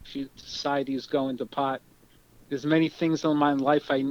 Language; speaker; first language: English; native; English